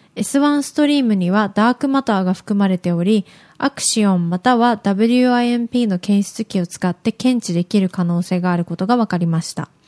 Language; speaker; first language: Japanese; native; Japanese